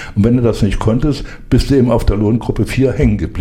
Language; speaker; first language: German; native; German